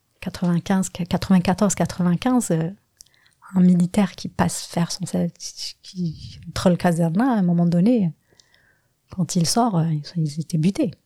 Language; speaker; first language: French; non-native, local second language; Kabyle